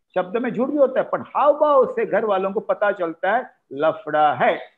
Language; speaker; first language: Hindi; non-native, local second language; Marathi